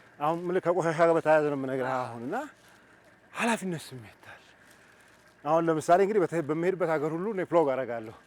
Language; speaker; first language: Amharic; native; Amharic